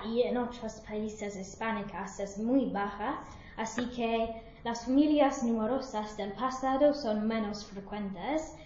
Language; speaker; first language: Spanish; non-native, learner; English